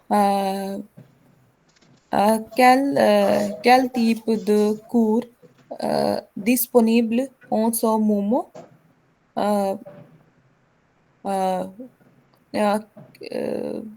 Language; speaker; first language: French; non-native, learner; Hindi